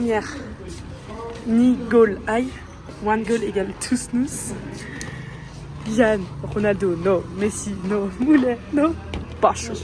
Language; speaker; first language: French; native; French